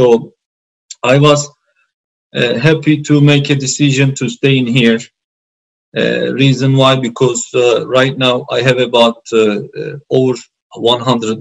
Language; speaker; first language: English; non-native, fluent; Turkish